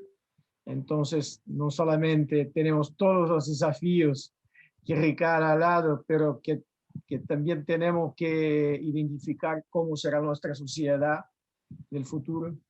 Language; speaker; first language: Spanish; non-native, fluent; Portuguese